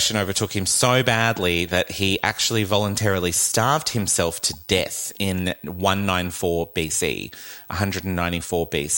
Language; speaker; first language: English; native; English